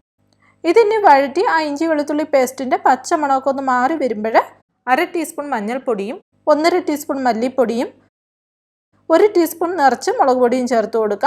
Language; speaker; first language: Malayalam; native; Malayalam